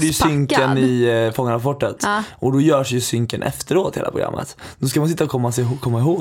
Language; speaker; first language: Swedish; native; Swedish